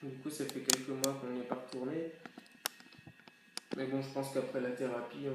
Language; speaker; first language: French; native; French